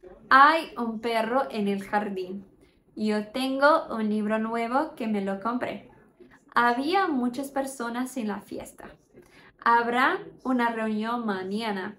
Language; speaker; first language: Spanish; non-native, fluent; Portuguese